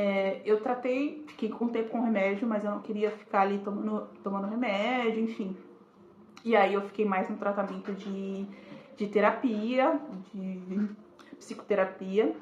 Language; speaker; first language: Portuguese; native; Portuguese